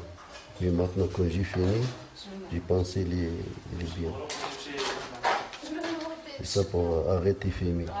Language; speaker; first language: French; non-native, learner; Arabic